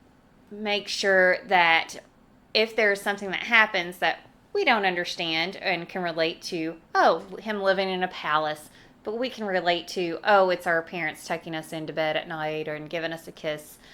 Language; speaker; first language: English; native; English